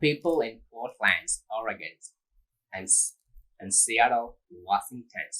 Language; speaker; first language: English; non-native, local second language; Tamil